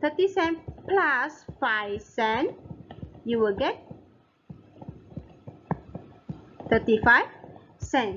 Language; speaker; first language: English; non-native, local second language; Malay